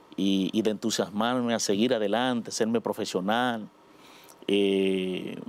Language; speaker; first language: Spanish; native; Spanish